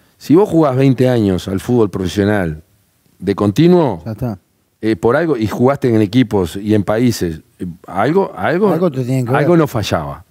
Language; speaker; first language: Spanish; native; Spanish